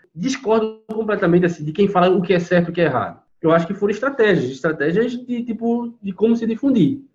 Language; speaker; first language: Portuguese; native; Portuguese